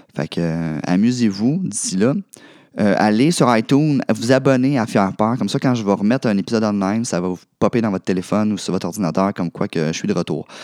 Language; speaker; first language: French; native; French